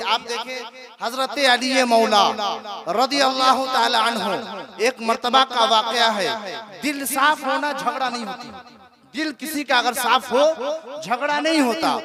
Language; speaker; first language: Urdu; non-native, local second language; Bangla